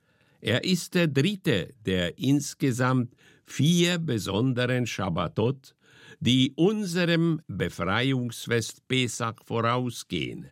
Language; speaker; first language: German; native; German